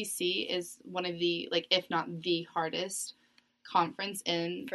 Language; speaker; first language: English; native; English